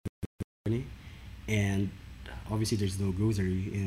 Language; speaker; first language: English; non-native, local second language; Filipino